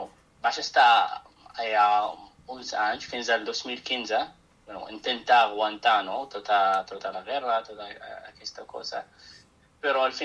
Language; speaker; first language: Catalan; non-native, fluent; Arabic